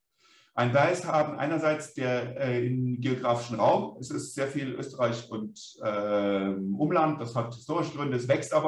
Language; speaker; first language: German; native; German